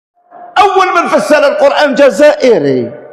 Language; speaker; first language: Arabic; native; Arabic